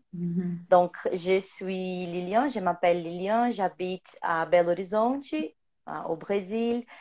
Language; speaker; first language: French; non-native, learner; Portuguese